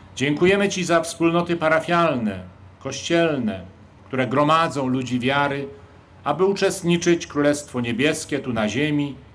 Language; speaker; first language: Polish; native; Polish